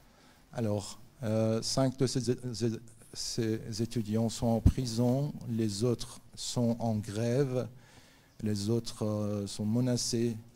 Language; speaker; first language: French; non-native, fluent; Persian